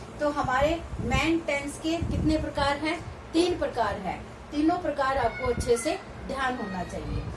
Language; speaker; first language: Hindi; native; Hindi